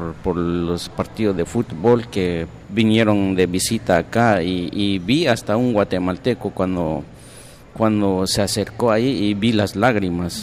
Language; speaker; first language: Spanish; non-native, local second language; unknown